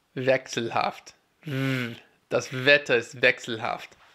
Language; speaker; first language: German; non-native, learner; English